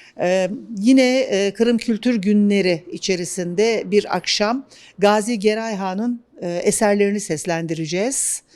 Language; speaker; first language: Turkish; native; Turkish